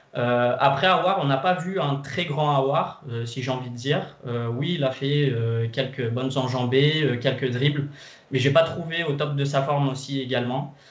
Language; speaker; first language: French; non-native, fluent; Portuguese